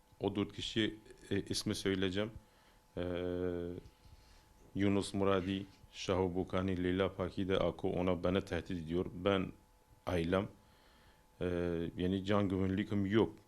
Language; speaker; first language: Turkish; non-native, learner; Persian